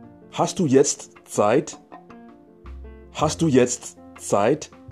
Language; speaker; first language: German; non-native, fluent; English